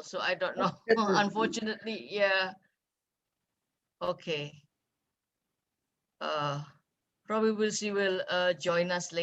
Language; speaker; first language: English; non-native, fluent; Indonesian